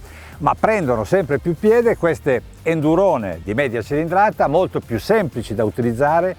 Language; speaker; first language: Italian; native; Italian